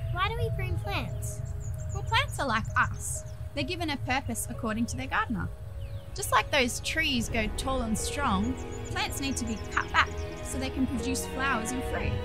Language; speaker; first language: English; non-native, fluent; Italian